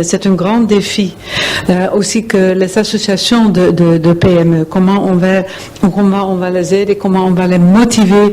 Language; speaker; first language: French; non-native, fluent; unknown